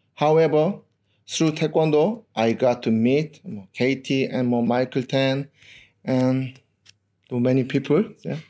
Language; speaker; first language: English; non-native, learner; Korean